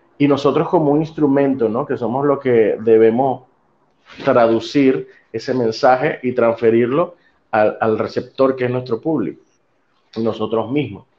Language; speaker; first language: Spanish; native; Spanish